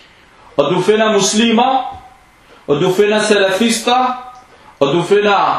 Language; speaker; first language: Danish; non-native, fluent; Arabic